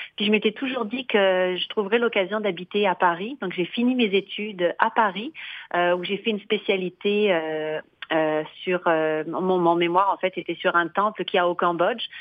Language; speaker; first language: French; native; French